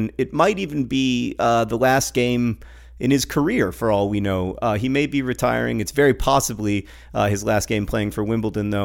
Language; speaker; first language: English; native; English